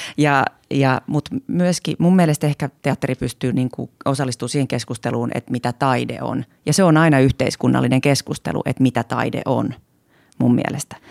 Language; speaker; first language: Finnish; native; Finnish